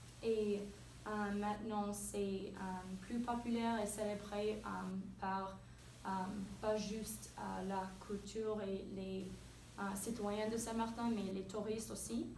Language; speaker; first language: French; non-native, learner; English